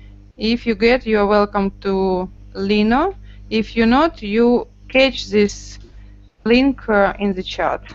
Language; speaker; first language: English; non-native, learner; Russian